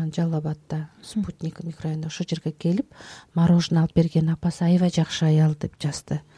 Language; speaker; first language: Kyrgyz; native; Kyrgyz